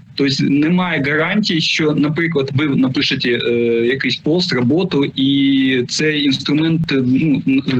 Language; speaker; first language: Ukrainian; non-native, local second language; Russian